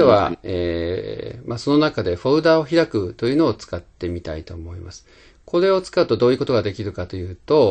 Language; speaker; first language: Japanese; native; Japanese